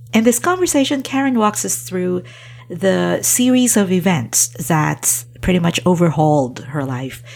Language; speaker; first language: English; native; English